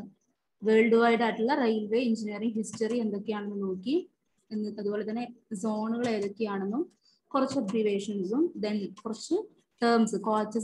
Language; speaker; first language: Malayalam; native; Malayalam